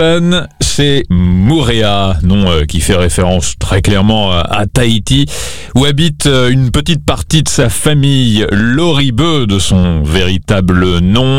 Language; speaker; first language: French; native; French